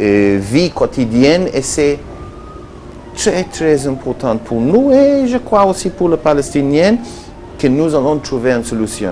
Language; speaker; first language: French; non-native, learner; Hebrew